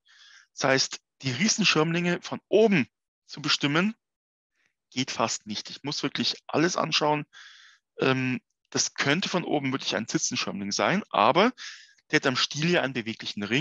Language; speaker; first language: German; native; German